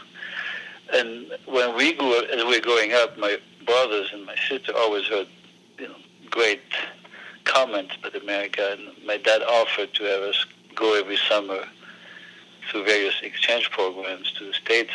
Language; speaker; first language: English; non-native, fluent; French